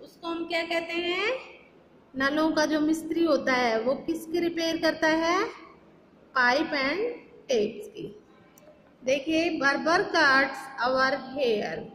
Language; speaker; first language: Hindi; native; Hindi